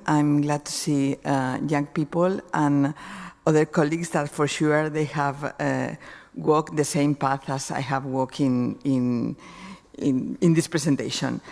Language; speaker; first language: English; non-native, fluent; Spanish